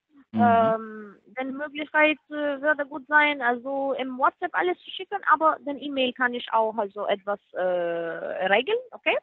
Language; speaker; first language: German; non-native, fluent; Spanish